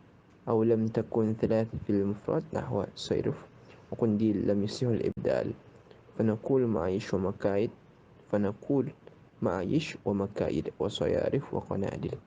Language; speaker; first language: Arabic; non-native, learner; Indonesian